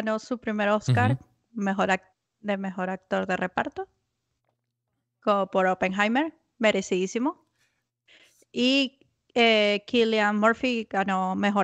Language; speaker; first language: Spanish; native; Spanish